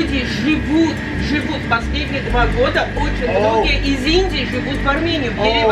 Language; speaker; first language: Russian; non-native, local second language; Armenian